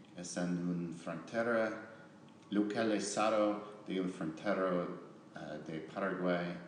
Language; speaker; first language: Spanish; non-native, learner; English